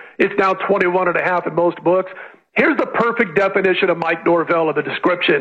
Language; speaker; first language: English; native; English